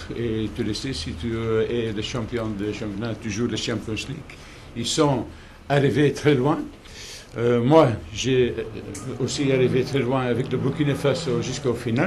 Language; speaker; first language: French; non-native, local second language; Dutch